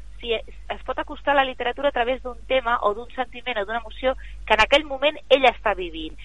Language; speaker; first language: Catalan; native; Catalan